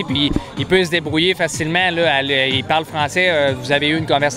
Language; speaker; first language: French; native; French